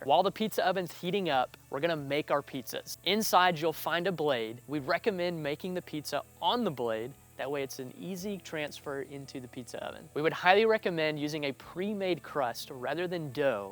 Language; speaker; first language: English; native; English